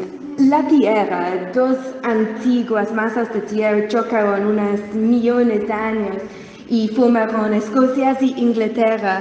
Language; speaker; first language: Spanish; non-native, learner; English